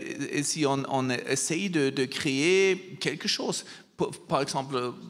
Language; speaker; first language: French; non-native, learner; German